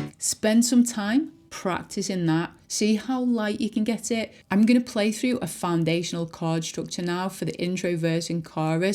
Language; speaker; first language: English; native; English